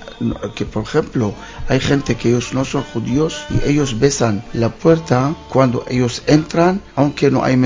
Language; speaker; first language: Spanish; non-native, learner; Hebrew